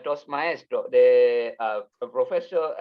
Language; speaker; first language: Spanish; non-native, learner; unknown